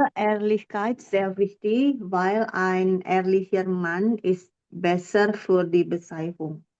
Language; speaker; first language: German; non-native, learner; Indonesian